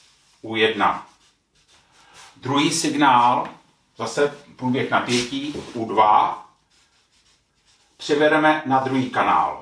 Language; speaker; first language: Czech; native; Czech